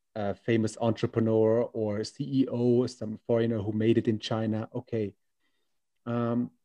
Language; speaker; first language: English; non-native, fluent; German